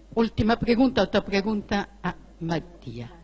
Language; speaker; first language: Spanish; non-native, fluent; Italian